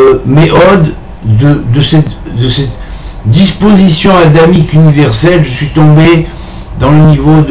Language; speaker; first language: French; native; French